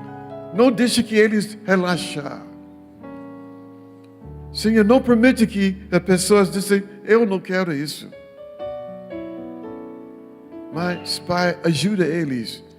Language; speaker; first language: Portuguese; non-native, learner; English